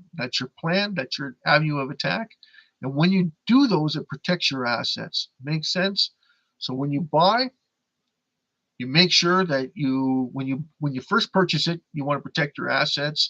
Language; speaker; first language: English; native; English